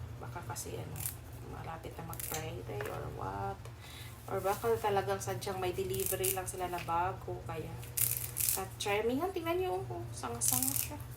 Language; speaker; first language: Filipino; non-native, local second language; Cebuano